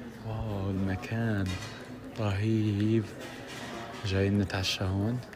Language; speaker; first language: Arabic; native; Arabic